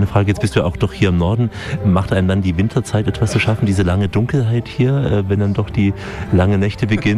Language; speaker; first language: German; native; German